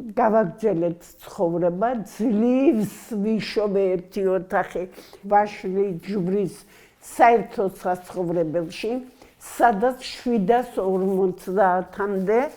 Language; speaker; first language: Georgian; native; Georgian